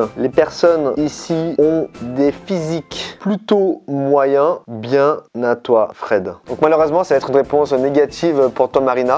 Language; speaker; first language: French; native; French